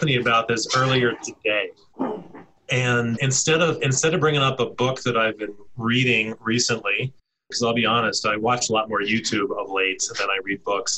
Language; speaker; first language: English; native; English